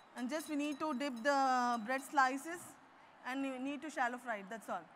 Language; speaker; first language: English; non-native, local second language; Urdu